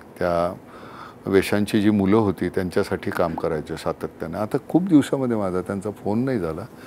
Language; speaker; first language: Marathi; native; Marathi